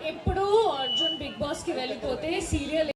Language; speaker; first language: Telugu; non-native, learner; Bangla